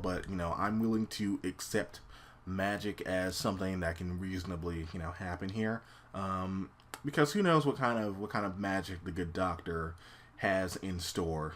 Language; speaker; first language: English; native; English